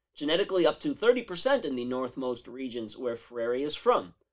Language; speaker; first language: English; native; English